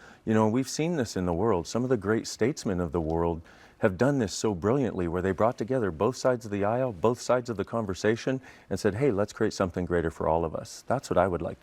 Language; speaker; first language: English; native; English